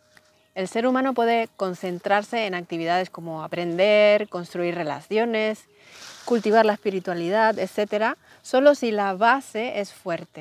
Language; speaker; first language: Spanish; native; Spanish